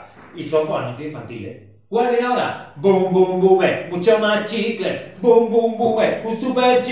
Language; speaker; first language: Spanish; native; Spanish